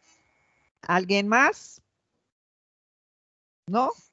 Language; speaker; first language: Spanish; non-native, fluent; Portuguese